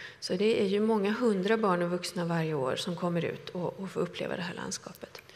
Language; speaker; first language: Swedish; native; Swedish